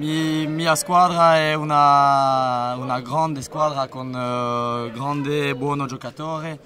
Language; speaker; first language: Italian; non-native, learner; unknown